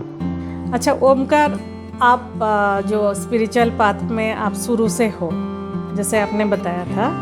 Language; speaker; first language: Hindi; non-native, local second language; Odia